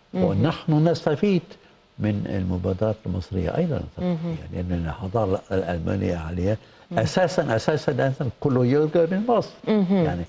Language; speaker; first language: Arabic; non-native, fluent; German